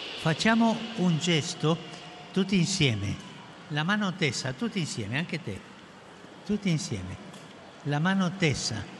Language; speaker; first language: Italian; non-native, fluent; Spanish